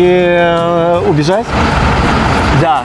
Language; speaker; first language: Russian; native; Russian